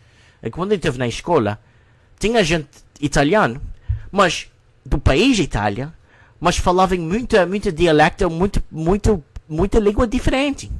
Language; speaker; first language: Portuguese; non-native, learner; English